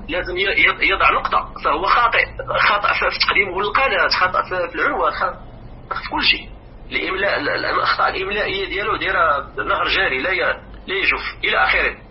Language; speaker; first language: Arabic; non-native, local second language; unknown